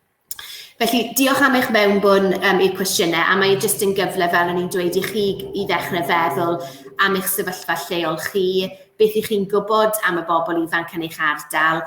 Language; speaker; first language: Welsh; native; Welsh